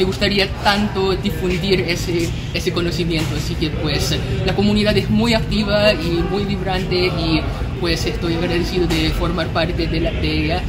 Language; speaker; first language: Spanish; non-native, fluent; Filipino